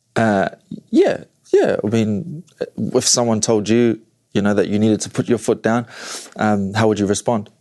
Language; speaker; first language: English; native; English